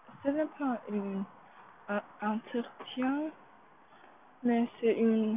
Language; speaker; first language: French; non-native, learner; English